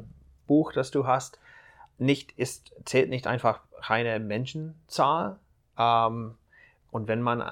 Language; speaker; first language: German; non-native, fluent; English